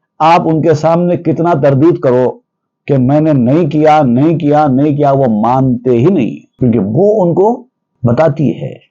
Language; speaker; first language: Urdu; native; Urdu